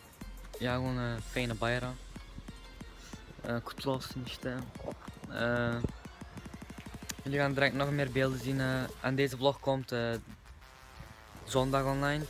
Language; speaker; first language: Dutch; early bilingual, heritage; Turkish